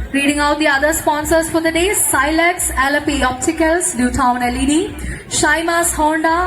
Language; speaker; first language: English; non-native, local second language; Malayalam